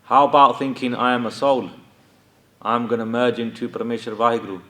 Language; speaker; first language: English; early bilingual, other home language; Punjabi